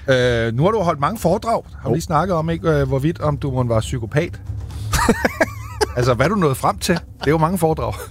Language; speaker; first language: Danish; native; Danish